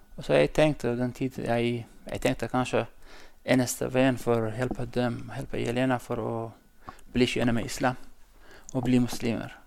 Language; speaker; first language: Norwegian; non-native, learner; Central Kurdish